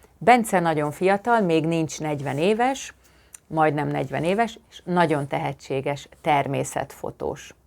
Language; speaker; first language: Hungarian; native; Hungarian